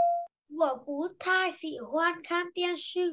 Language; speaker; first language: Chinese; non-native, learner; Vietnamese